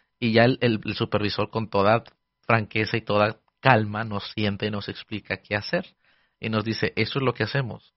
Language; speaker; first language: Spanish; early bilingual, heritage; Spanish